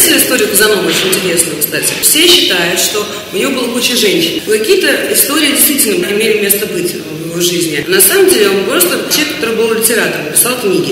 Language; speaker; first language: Russian; native; Russian